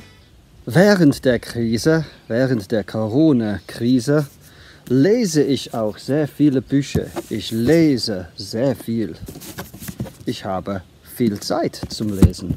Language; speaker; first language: German; non-native, fluent; English